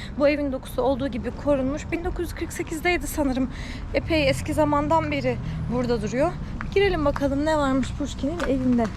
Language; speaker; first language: Turkish; native; Turkish